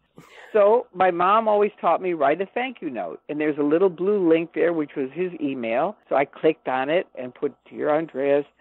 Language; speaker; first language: English; native; English